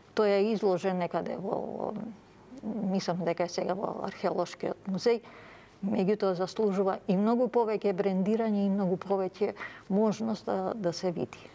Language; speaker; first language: Macedonian; early bilingual, other home language; Serbian